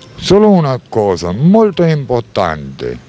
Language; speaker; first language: Italian; non-native, learner; German